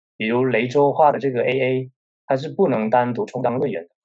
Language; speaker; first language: Chinese; non-native, local second language; Min Nan Chinese